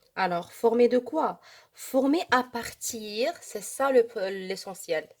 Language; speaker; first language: French; non-native, local second language; Arabic